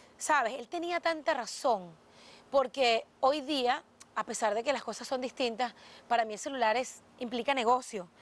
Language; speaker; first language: Spanish; native; Spanish